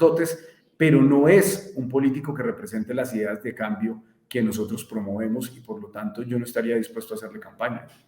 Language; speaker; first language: Spanish; native; Spanish